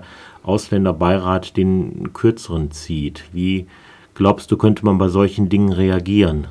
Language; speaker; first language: German; native; German